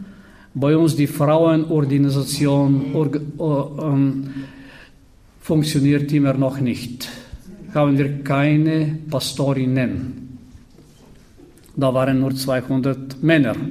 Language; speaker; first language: German; non-native, fluent; Bulgarian